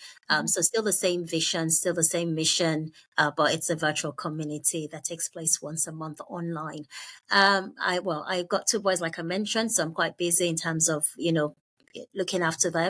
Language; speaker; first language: English; non-native, local second language; Yoruba